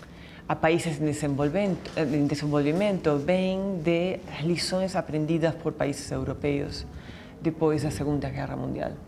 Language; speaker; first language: Spanish; non-native, learner; Portuguese